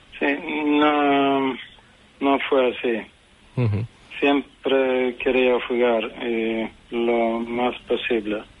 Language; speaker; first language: Spanish; non-native, fluent; Swedish